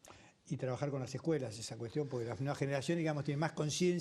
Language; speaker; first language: Spanish; native; Spanish